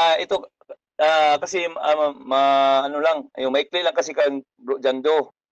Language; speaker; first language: Filipino; non-native, local second language; Cebuano